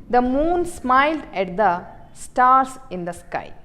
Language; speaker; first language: English; non-native, local second language; Kannada